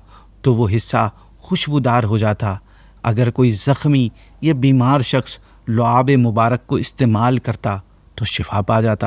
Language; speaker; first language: Urdu; native; Urdu